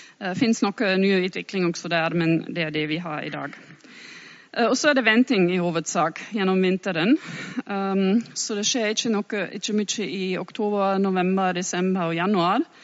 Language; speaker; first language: Norwegian; non-native, fluent; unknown